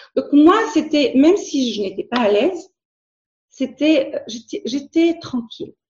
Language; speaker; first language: French; non-native, local second language; Arabic